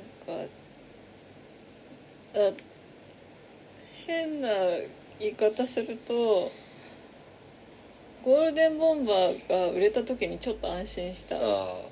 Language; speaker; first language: Japanese; native; Japanese